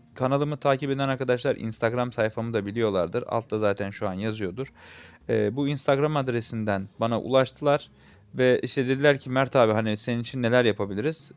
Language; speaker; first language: Turkish; native; Turkish